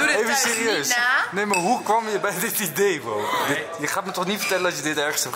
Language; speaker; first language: Dutch; native; Dutch